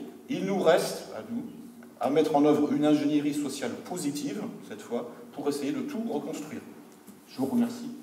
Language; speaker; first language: French; native; French